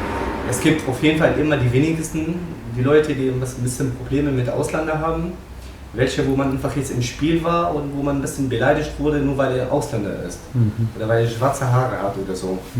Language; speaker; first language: German; non-native, fluent; Arabic